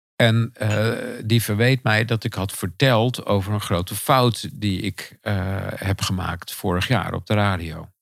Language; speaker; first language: Dutch; native; Dutch